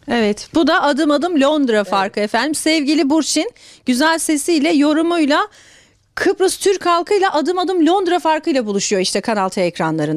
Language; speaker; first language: Turkish; native; Turkish